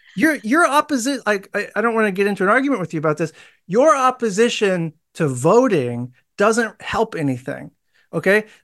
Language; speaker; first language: English; native; English